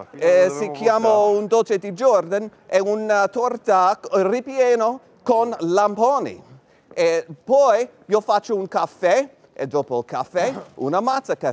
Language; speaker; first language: Italian; non-native, learner; English